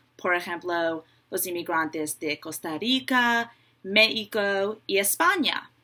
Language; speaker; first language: Spanish; non-native, learner; English